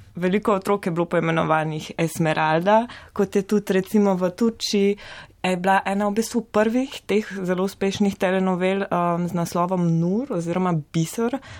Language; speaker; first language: Slovenian; native; Slovenian